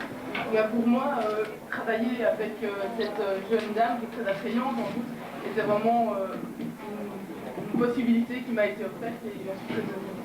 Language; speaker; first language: French; native; French